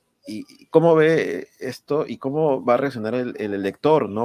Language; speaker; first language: Spanish; native; Spanish